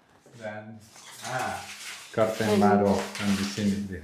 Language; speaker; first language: Indonesian; non-native, learner; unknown